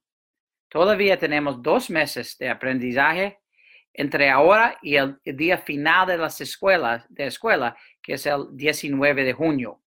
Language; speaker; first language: Spanish; non-native, fluent; English